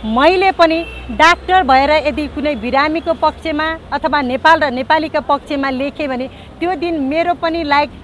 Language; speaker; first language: Nepali; native; Nepali